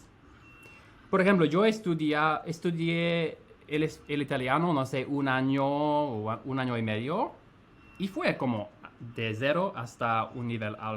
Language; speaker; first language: Spanish; non-native, fluent; English